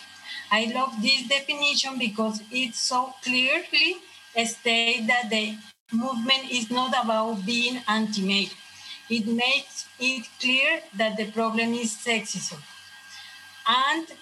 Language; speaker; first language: English; non-native, fluent; Spanish